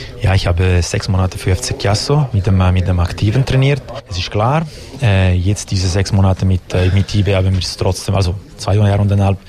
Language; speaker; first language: German; non-native, local second language; Italian